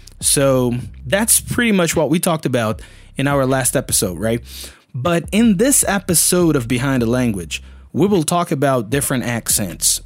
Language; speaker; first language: English; non-native, fluent; Portuguese